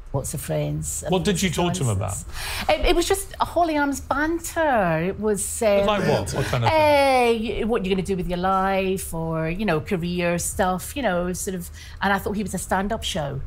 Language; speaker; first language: English; native; English